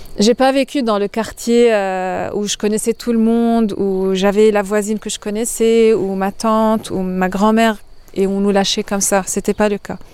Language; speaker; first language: French; non-native, local second language; Arabic